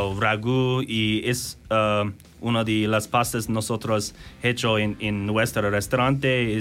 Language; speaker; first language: Spanish; non-native, learner; English